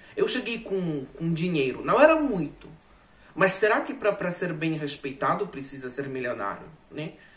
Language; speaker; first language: Portuguese; non-native, fluent; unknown